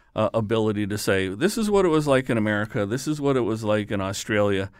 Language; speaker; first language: English; early bilingual, other home language; Lithuanian